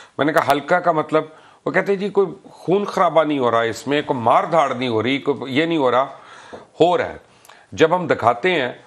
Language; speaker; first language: Urdu; native; Urdu